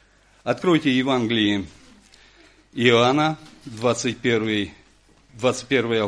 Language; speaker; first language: Polish; non-native, learner; Ukrainian